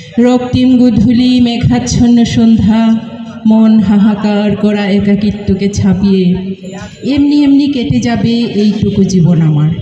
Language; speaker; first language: Bangla; non-native, local second language; Manipuri